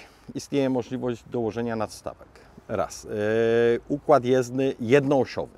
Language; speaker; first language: Polish; native; Polish